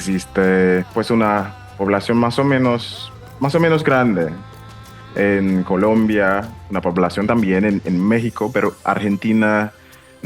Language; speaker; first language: Spanish; non-native, fluent; English